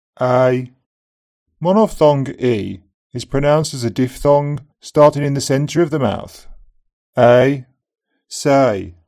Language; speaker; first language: English; native; English